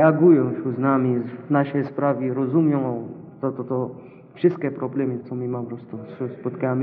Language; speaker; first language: Polish; non-native, fluent; Arabic